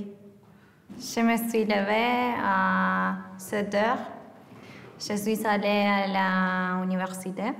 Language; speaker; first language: French; non-native, learner; Spanish